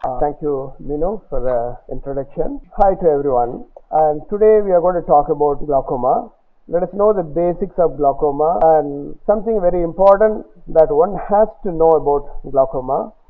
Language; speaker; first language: English; non-native, local second language; Tamil